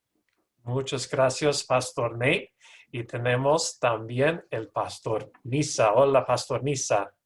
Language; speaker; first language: Spanish; non-native, learner; English